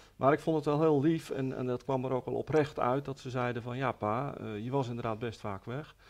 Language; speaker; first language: Dutch; native; Dutch